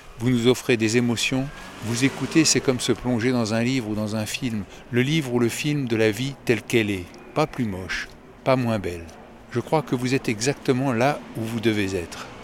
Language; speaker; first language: French; native; French